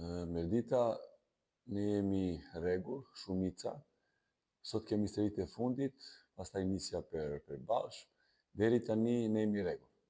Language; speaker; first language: Albanian; non-native, learner; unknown